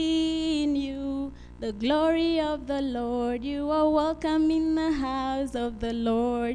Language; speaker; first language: English; non-native, local second language; Afrikaans